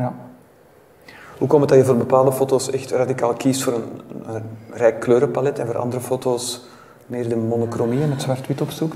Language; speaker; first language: Dutch; native; Dutch